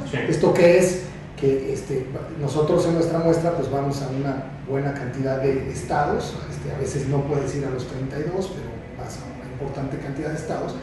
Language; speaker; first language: Spanish; native; Spanish